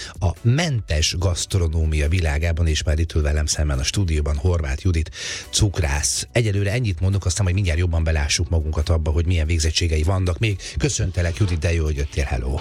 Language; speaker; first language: Hungarian; native; Hungarian